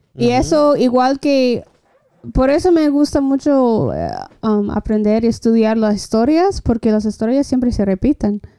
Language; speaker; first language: Spanish; non-native, fluent; English